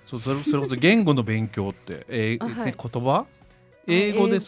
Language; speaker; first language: Japanese; native; Japanese